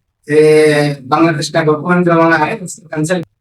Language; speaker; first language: Hindi; non-native, local second language; Bangla